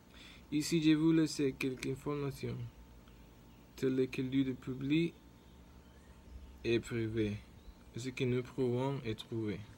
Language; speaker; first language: French; non-native, learner; Spanish